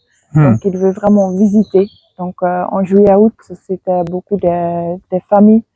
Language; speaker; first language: French; non-native, fluent; Dutch